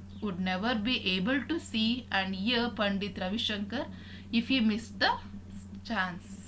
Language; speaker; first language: English; non-native, local second language; Kannada